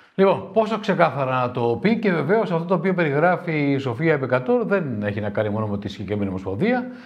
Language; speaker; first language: Greek; native; Greek